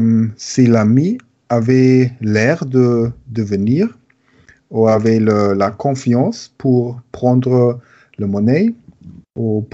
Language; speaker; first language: French; non-native, learner; German